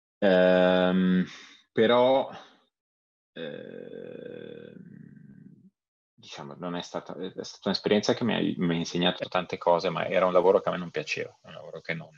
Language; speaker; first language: Italian; native; Italian